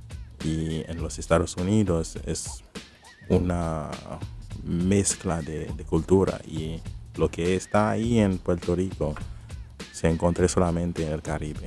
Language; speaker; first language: Spanish; non-native, fluent; Haitian Creole